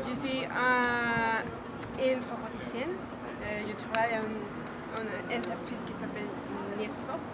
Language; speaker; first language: French; non-native, learner; Spanish